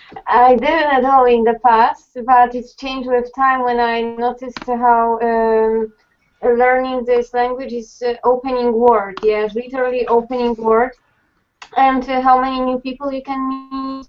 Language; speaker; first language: English; non-native, fluent; Polish